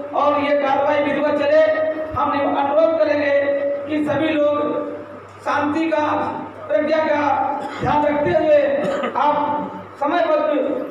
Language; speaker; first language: Hindi; native; Hindi